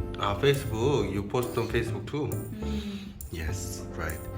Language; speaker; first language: English; non-native, learner; Korean